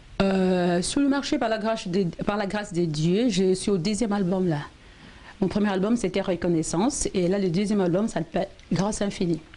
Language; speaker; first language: French; non-native, local second language; Lingala